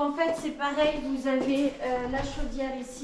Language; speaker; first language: French; native; French